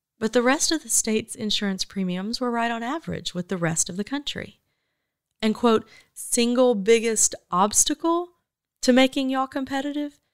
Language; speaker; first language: English; native; English